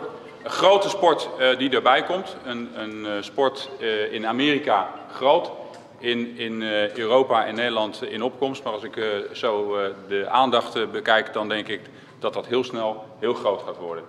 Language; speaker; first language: Dutch; native; Dutch